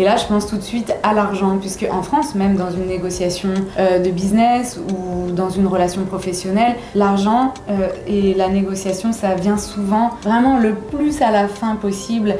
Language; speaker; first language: French; native; French